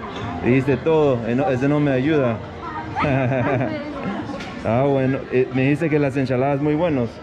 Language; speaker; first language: Spanish; non-native, learner; English